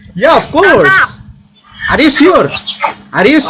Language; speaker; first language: English; non-native, learner; Bangla